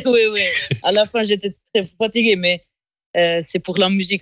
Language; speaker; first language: French; non-native, local second language; German